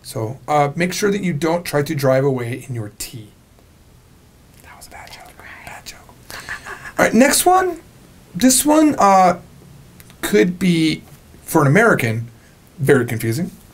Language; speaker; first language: English; native; English